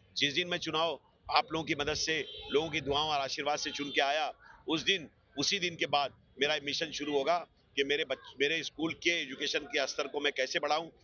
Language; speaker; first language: Hindi; native; Hindi